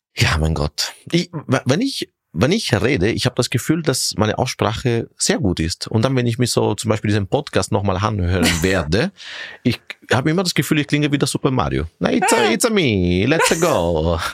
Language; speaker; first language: German; non-native, fluent; Italian